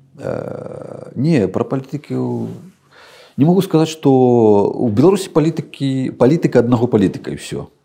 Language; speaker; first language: Belarusian; non-native, local second language; Russian